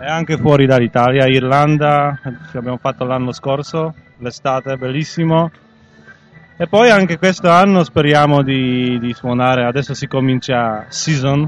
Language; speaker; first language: Italian; non-native, fluent; Polish